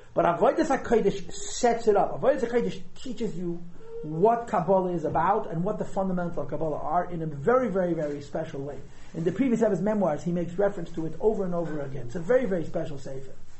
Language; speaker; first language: English; native; English